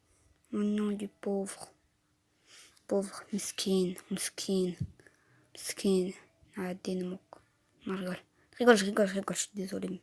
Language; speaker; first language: French; native; French